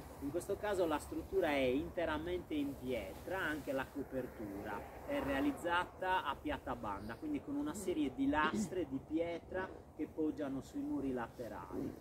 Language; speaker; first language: Italian; native; Italian